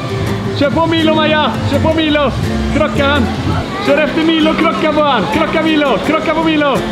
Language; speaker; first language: Swedish; native; Swedish